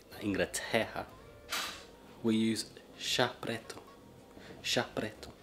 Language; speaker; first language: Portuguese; non-native, learner; English